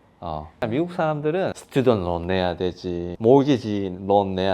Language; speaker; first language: Korean; non-native, local second language; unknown